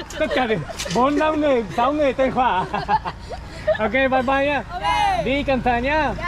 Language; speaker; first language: Vietnamese; non-native, fluent; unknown